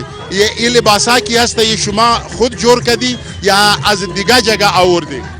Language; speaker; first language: Persian; non-native, learner; Pashto